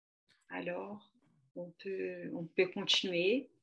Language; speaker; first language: French; non-native, fluent; Portuguese